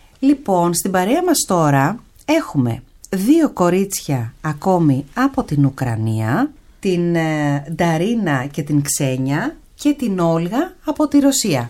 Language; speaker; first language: Greek; native; Greek